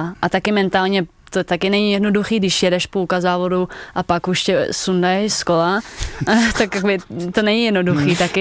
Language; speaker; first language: Czech; early bilingual, heritage; Dutch